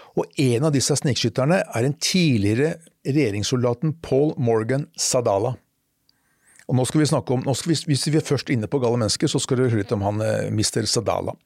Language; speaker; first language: Norwegian; native; Norwegian